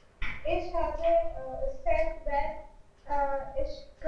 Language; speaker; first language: German; non-native, learner; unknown